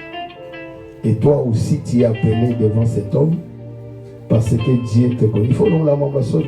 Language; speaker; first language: French; non-native, local second language; Lingala